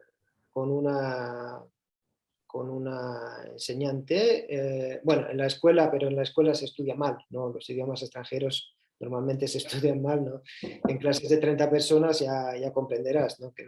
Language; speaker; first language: Spanish; early bilingual, heritage; Spanish